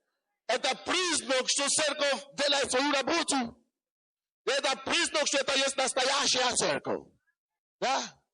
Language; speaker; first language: Russian; non-native, fluent; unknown